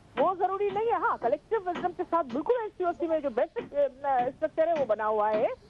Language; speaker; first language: Urdu; non-native, local second language; Sindhi